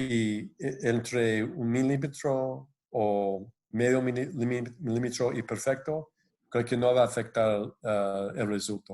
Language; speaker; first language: Spanish; non-native, fluent; English